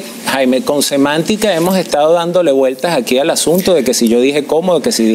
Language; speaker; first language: Spanish; native; Spanish